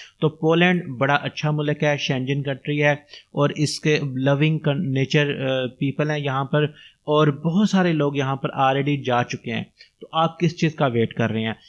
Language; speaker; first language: Hindi; non-native, local second language; Punjabi